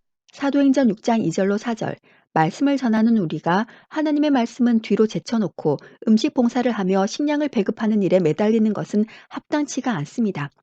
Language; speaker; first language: Korean; native; Korean